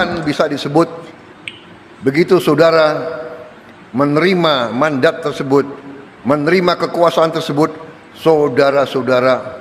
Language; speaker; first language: Indonesian; native; Indonesian